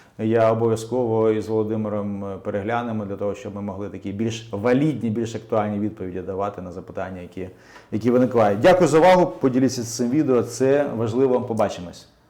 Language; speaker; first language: Ukrainian; native; Ukrainian